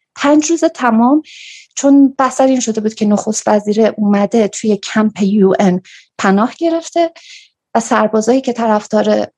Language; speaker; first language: Persian; native; Persian